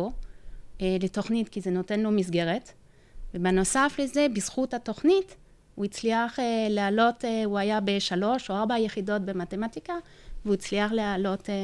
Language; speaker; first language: Hebrew; non-native, fluent; French